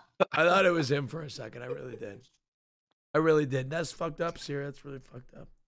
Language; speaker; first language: English; native; English